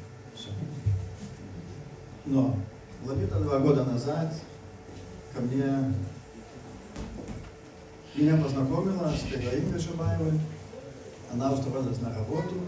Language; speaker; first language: Russian; non-native, fluent; Lithuanian